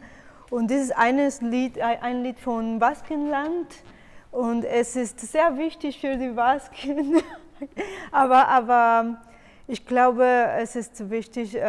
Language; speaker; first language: German; non-native, learner; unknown